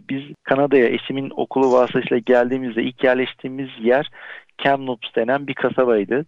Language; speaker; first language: Turkish; native; Turkish